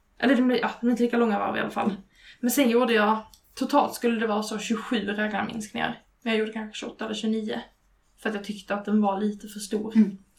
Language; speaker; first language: Swedish; native; Swedish